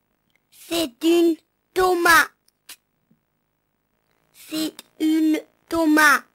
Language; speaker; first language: French; non-native, learner; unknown